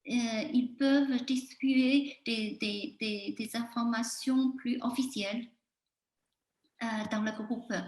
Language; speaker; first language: French; non-native, fluent; Chinese